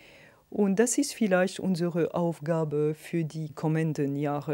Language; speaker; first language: German; non-native, fluent; French